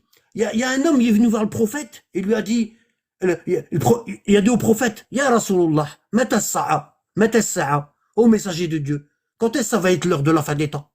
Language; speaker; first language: French; native; French